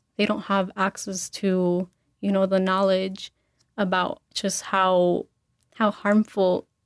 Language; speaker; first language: English; early bilingual, other home language; Spanish